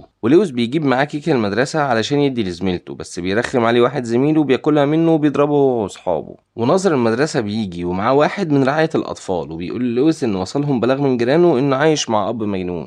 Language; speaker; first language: Arabic; native; Arabic